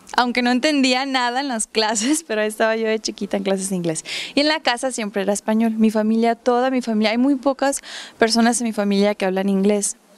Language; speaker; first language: Spanish; early bilingual, heritage; Spanish